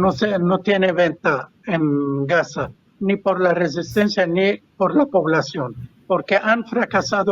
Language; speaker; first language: Spanish; non-native, fluent; Arabic